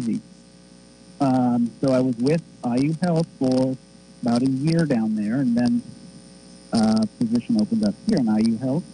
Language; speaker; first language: English; native; English